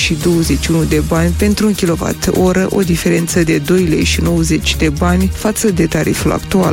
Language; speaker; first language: Romanian; native; Romanian